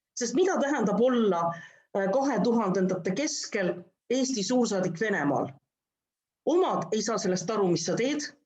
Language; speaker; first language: Estonian; non-native, local second language; Russian